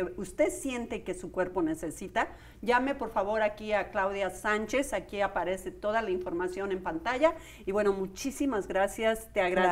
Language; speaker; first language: Spanish; native; Spanish